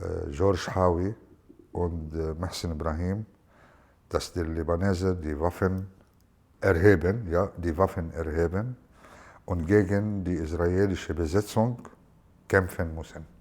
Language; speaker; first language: German; non-native, fluent; Arabic